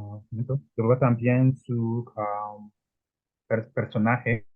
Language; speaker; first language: Spanish; non-native, learner; Italian